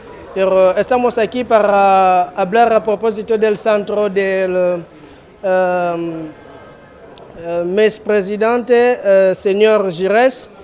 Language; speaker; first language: Spanish; non-native, learner; Lingala